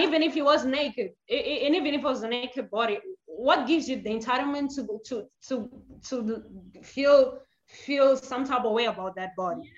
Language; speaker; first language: English; non-native, fluent; Portuguese